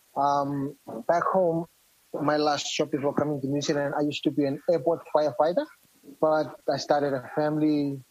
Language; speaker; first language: English; non-native, fluent; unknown